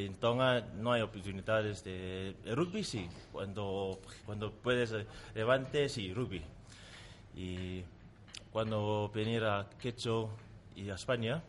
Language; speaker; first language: Spanish; non-native, learner; Tongan